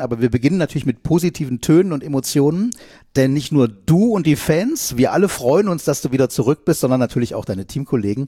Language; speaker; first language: German; native; German